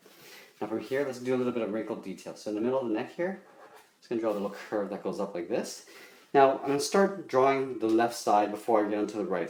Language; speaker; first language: English; native; English